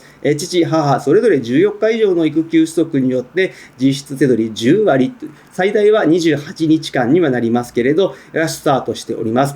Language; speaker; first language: Japanese; native; Japanese